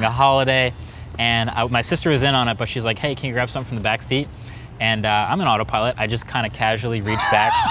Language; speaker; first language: English; native; English